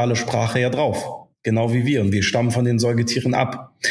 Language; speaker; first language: German; early bilingual, other home language; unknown